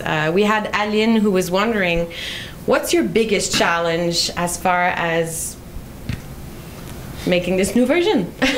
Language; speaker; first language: English; non-native, fluent; French